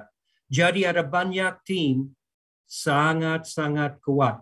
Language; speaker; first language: Indonesian; non-native, fluent; English